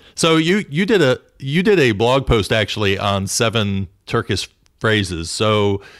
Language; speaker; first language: English; native; English